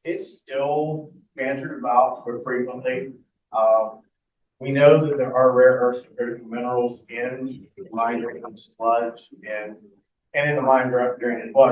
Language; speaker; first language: English; native; English